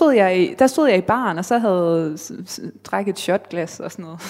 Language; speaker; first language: Danish; native; Danish